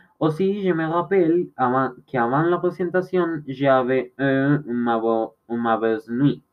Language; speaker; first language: French; non-native, learner; Spanish